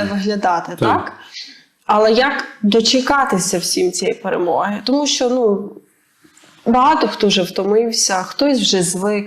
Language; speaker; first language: Ukrainian; native; Ukrainian